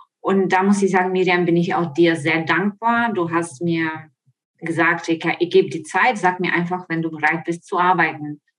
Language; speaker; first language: German; non-native, fluent; Ukrainian